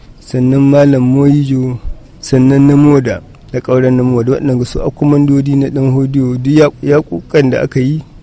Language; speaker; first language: Hausa; native; Hausa